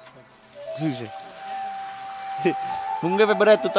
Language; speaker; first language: Portuguese; non-native, learner; Vietnamese